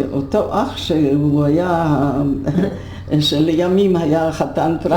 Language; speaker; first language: Hebrew; non-native, fluent; Polish